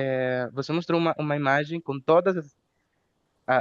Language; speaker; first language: Portuguese; non-native, fluent; Spanish